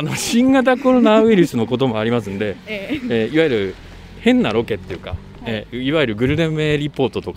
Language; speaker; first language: Japanese; native; Japanese